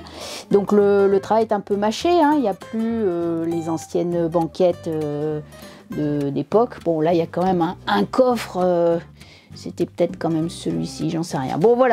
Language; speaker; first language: French; native; French